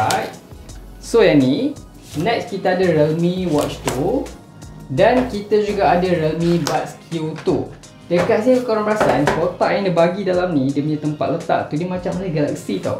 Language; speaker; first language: Malay; native; Malay